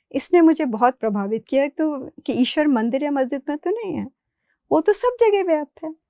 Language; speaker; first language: Hindi; native; Hindi